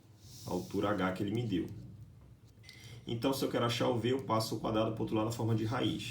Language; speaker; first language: Portuguese; native; Portuguese